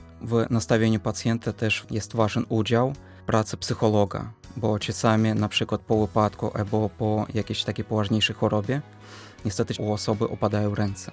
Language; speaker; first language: Polish; non-native, fluent; Russian